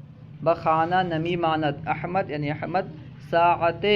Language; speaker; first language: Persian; non-native, fluent; Urdu